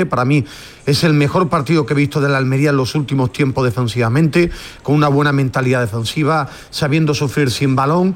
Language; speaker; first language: Spanish; native; Spanish